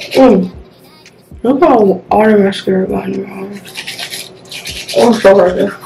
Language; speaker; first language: English; native; English